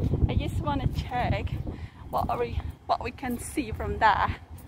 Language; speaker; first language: English; non-native, learner; Indonesian